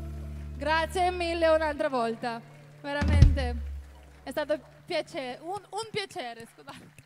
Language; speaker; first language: Italian; non-native, learner; Russian